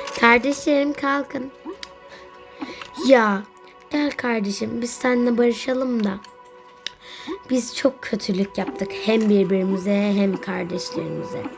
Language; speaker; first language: Turkish; native; Turkish